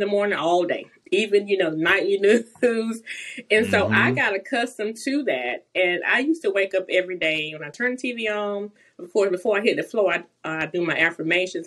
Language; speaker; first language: English; native; English